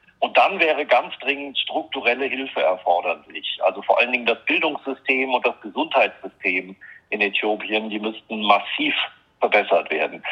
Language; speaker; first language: German; native; German